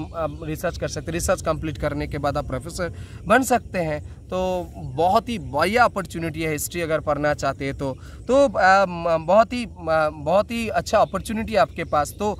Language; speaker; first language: Hindi; non-native, local second language; Bangla